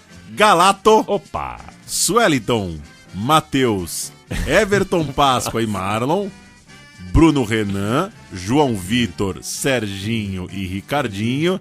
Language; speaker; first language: Portuguese; native; Portuguese